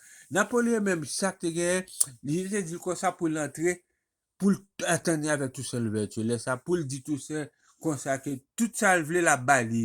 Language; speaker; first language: French; non-native, local second language; Haitian Creole